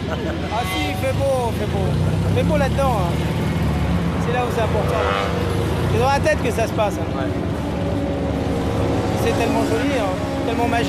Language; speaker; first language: French; native; French